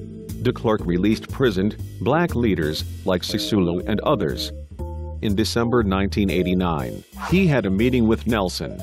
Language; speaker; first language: English; non-native, fluent; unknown